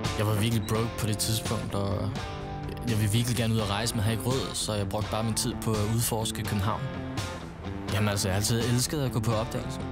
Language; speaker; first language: Danish; early bilingual, other home language; Vietnamese